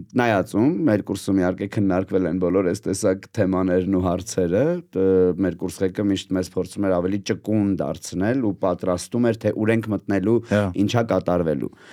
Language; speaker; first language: Armenian; native; Armenian